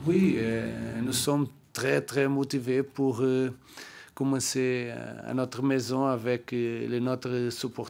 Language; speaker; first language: French; non-native, learner; Portuguese